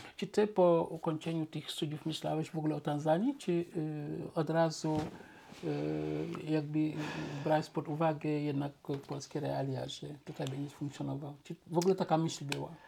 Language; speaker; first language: Polish; non-native, fluent; Wolof